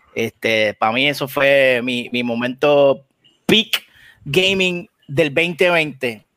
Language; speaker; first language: Spanish; native; Spanish